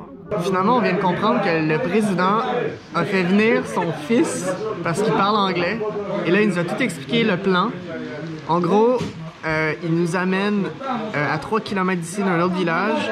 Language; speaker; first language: French; native; French